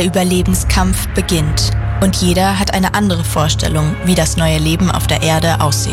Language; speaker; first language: German; native; German